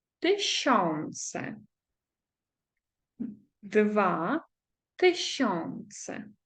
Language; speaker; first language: Polish; non-native, fluent; Ukrainian